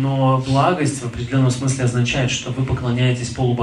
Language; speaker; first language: Russian; native; Russian